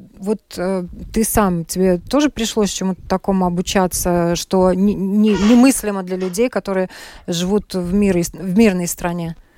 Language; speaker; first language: Russian; native; Russian